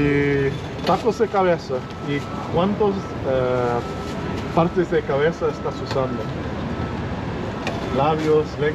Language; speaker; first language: Spanish; non-native, learner; English